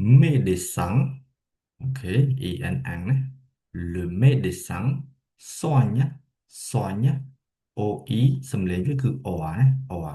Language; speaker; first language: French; non-native, fluent; Khmer